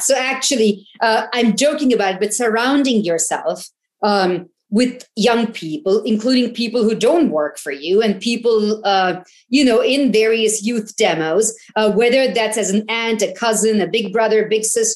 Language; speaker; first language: English; non-native, local second language; Tamil